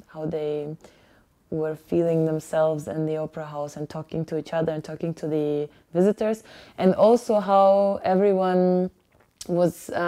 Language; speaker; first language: English; early bilingual, other home language; Ukrainian